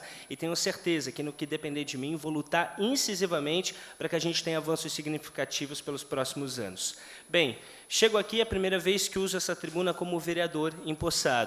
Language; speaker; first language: Portuguese; native; Portuguese